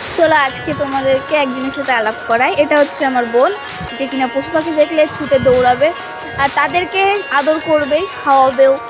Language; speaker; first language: Bangla; non-native, local second language; Hindi